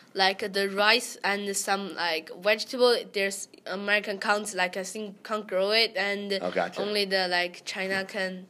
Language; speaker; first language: English; early bilingual, other home language; Chinese